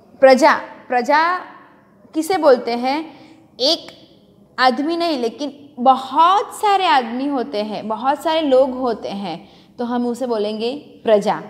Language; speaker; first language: Hindi; non-native, local second language; Gujarati